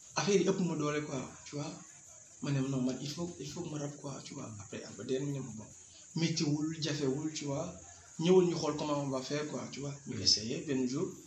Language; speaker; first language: Wolof; non-native, local second language; Jola-Fonyi